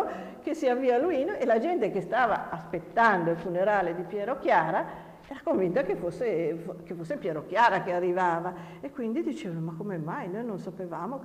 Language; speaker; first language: Italian; native; Italian